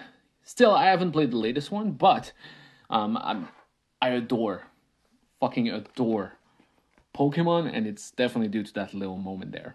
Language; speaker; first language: English; non-native, fluent; French